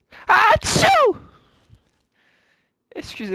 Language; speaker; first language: French; native; French